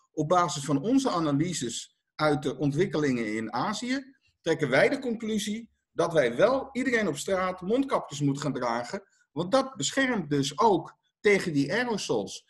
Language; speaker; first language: Dutch; native; Dutch